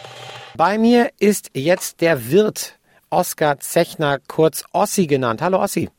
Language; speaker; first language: German; native; German